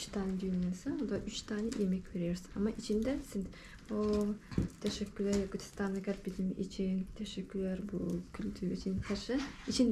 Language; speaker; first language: Turkish; non-native, learner; Yakut